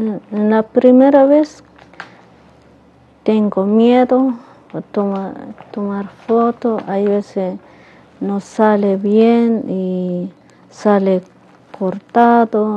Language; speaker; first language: Spanish; non-native, local second language; Tzotzil